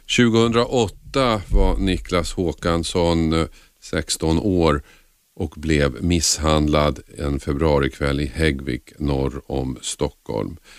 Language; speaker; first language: Swedish; native; Swedish